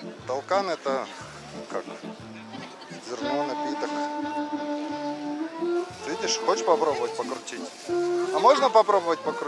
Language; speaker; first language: Russian; native; Russian